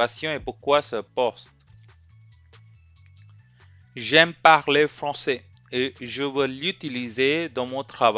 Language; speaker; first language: French; non-native, fluent; Hindi